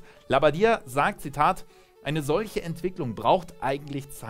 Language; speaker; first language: German; native; German